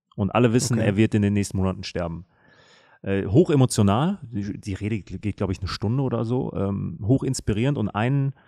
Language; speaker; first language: German; native; German